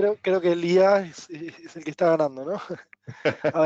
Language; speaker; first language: Spanish; native; Spanish